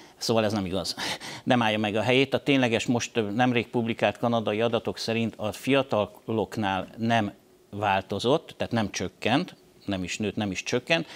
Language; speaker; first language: Hungarian; native; Hungarian